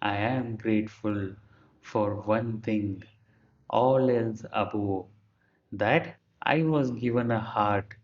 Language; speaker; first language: English; non-native, local second language; Kannada